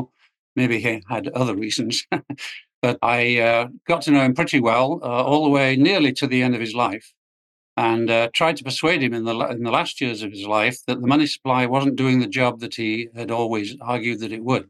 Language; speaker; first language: English; native; English